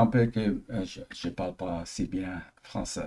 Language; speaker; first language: French; early bilingual, heritage; English